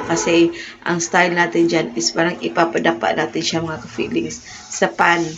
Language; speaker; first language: Filipino; non-native, local second language; Cebuano